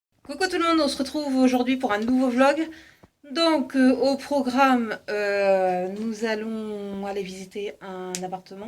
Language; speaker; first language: French; native; French